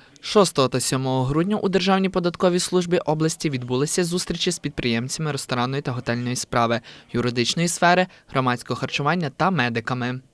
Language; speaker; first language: Ukrainian; native; Ukrainian